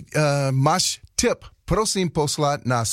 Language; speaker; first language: Czech; non-native, learner; English